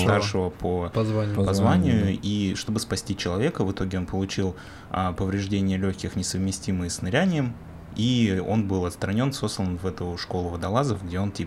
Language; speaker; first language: Russian; native; Russian